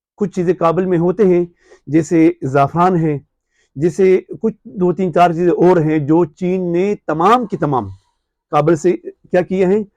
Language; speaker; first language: Urdu; non-native, local second language; Pashto